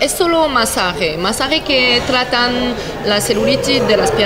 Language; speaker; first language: Spanish; non-native, learner; French